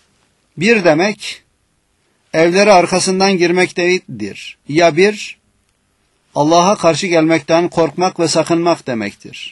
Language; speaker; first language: Turkish; native; Turkish